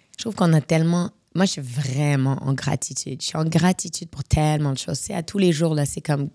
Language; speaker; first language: French; native; French